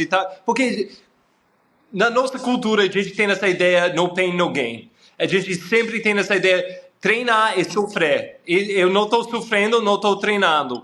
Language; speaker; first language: Portuguese; non-native, fluent; English